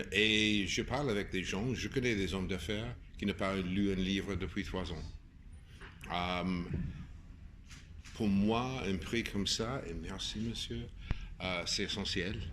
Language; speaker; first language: French; non-native, fluent; English